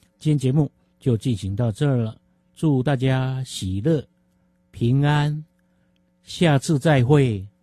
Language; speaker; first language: Chinese; native; Chinese